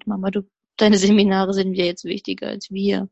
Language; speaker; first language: German; native; German